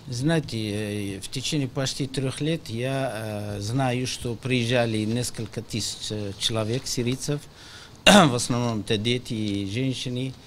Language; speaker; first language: Russian; non-native, fluent; Arabic